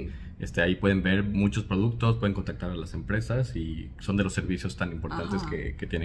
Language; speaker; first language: Spanish; native; Spanish